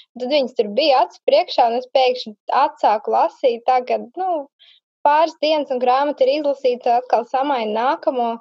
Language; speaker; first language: Latvian; native; Latvian